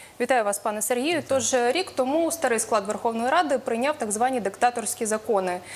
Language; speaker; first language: Ukrainian; native; Ukrainian